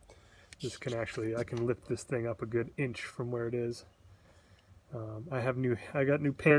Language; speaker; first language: English; native; English